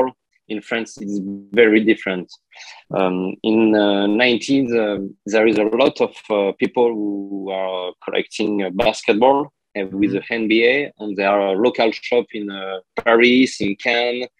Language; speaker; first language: English; non-native, learner; French